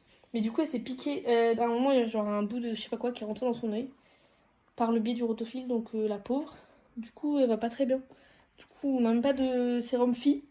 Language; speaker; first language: French; native; French